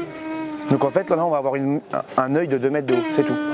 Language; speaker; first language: French; native; French